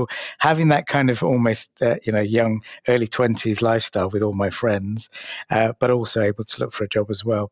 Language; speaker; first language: English; native; English